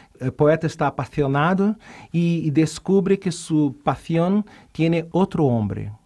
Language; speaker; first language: Spanish; non-native, fluent; Portuguese